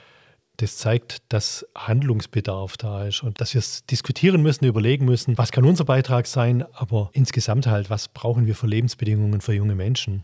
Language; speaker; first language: German; native; German